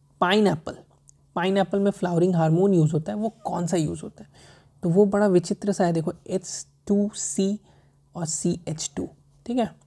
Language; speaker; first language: Hindi; native; Hindi